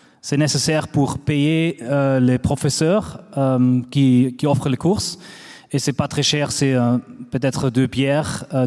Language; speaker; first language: French; non-native, fluent; German